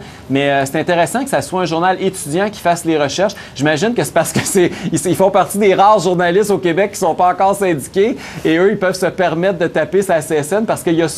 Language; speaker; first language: French; native; French